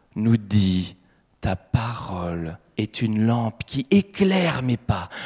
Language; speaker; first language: French; native; French